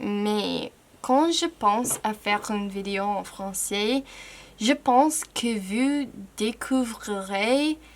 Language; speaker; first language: French; non-native, fluent; English